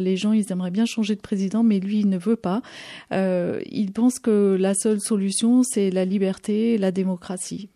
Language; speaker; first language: French; native; French